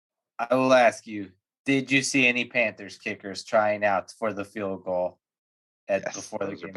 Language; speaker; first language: English; native; English